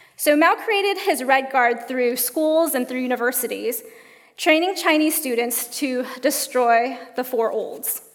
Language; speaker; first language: English; native; English